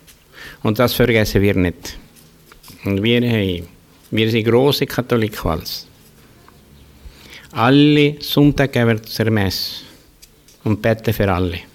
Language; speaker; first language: German; early bilingual, heritage; German